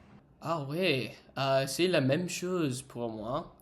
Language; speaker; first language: French; non-native, learner; English